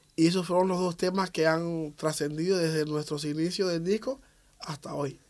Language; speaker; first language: Spanish; native; Spanish